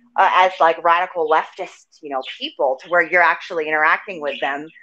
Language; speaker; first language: English; native; English